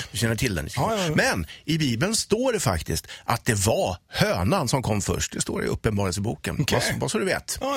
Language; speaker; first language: Swedish; native; Swedish